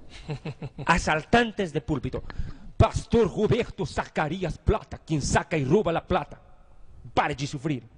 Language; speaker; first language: Spanish; native; Spanish